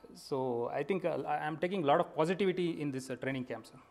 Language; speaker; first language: English; non-native, local second language; Kannada